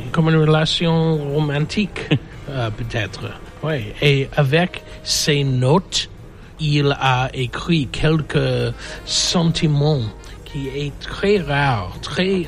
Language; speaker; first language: French; non-native, fluent; English